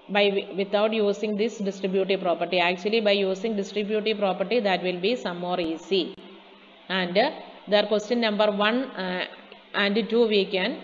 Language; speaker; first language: English; non-native, local second language; Malayalam